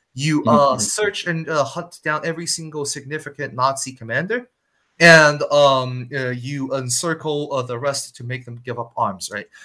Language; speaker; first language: English; non-native, fluent; Chinese